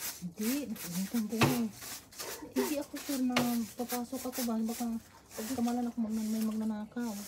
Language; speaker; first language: Filipino; native; Filipino